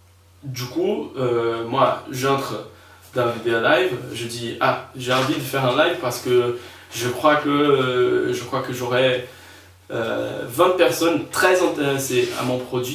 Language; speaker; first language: French; non-native, fluent; Spanish